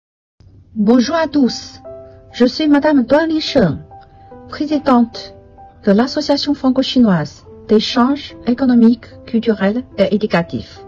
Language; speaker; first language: French; non-native, fluent; Chinese